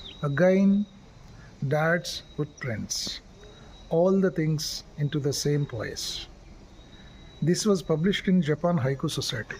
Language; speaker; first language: English; non-native, local second language; Telugu